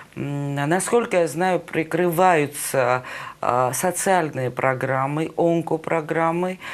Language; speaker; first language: Russian; non-native, local second language; Georgian